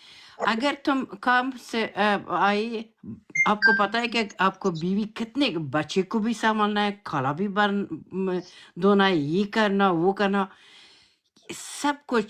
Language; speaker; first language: Hindi; non-native, learner; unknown